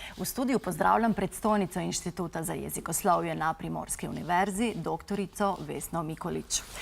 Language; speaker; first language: Slovenian; early bilingual, other home language; Serbian